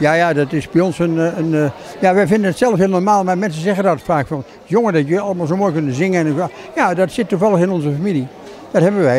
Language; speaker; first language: Dutch; native; Dutch